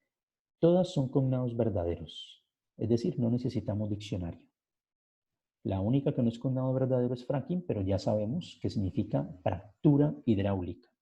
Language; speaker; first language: Spanish; native; Spanish